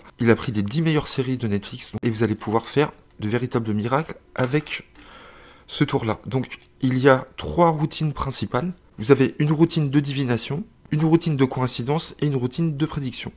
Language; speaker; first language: French; native; French